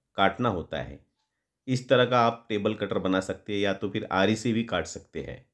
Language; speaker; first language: Hindi; non-native, local second language; Marathi